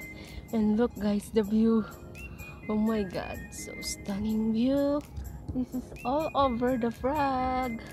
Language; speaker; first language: English; non-native, local second language; Filipino